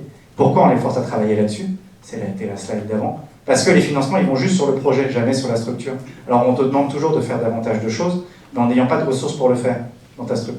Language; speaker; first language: French; native; French